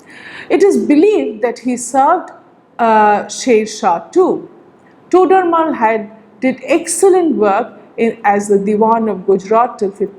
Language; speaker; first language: English; non-native, local second language; Bangla